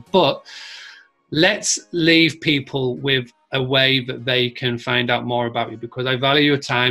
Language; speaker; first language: English; native; English